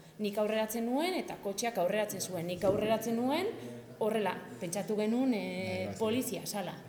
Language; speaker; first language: Basque; non-native, local second language; Spanish